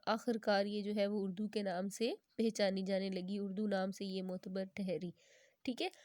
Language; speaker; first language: Urdu; non-native, local second language; Punjabi